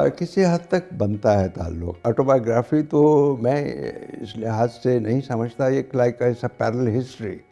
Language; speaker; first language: Urdu; non-native, local second language; Punjabi